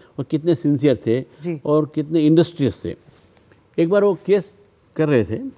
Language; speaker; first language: Hindi; non-native, local second language; Telugu